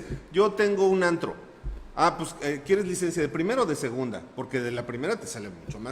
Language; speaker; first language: Spanish; native; Spanish